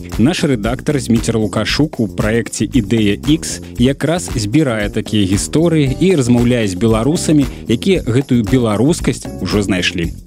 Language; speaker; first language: Belarusian; native; Belarusian